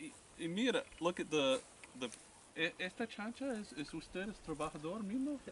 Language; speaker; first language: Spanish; non-native, learner; English